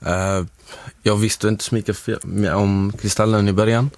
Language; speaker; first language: Swedish; non-native, fluent; Arabic